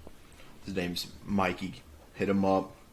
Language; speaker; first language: English; native; English